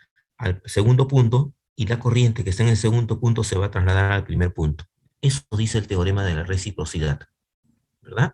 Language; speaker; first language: Spanish; native; Spanish